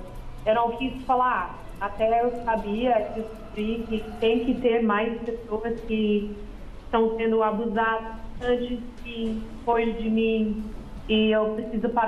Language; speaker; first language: Portuguese; non-native, fluent; Dutch